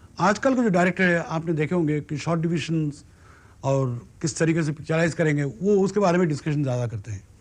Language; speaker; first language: Hindi; non-native, local second language; Bangla